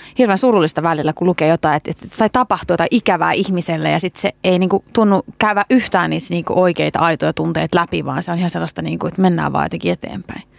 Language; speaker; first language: Finnish; early bilingual, other home language; Kurdish